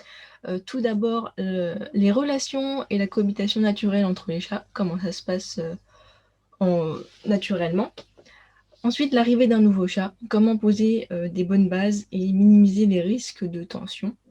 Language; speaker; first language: French; native; French